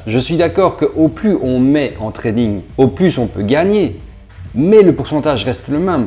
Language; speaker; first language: French; native; French